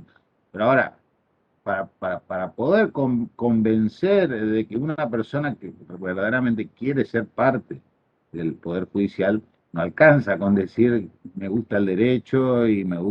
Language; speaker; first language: Spanish; native; Spanish